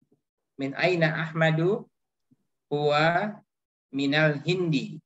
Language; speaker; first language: Arabic; non-native, learner; Indonesian